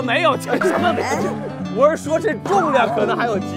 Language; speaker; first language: Chinese; native; Chinese